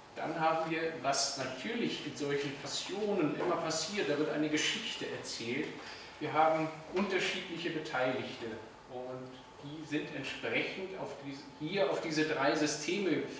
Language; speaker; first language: German; native; German